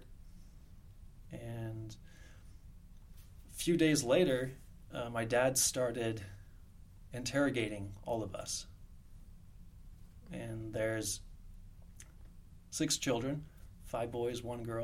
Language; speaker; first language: English; native; English